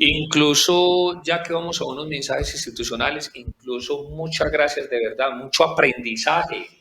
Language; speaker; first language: Spanish; native; Spanish